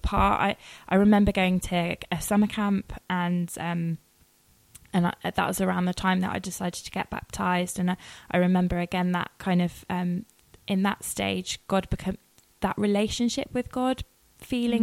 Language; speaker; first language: English; native; English